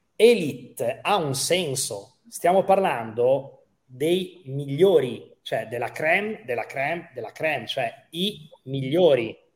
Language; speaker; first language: Italian; native; Italian